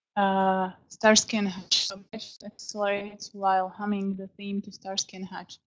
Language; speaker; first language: English; non-native, fluent; Slovak